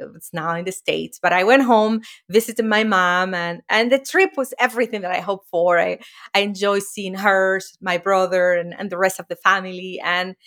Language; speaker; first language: English; non-native, fluent; Spanish